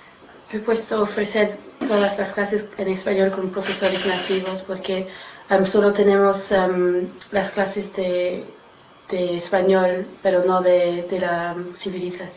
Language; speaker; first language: Spanish; non-native, learner; English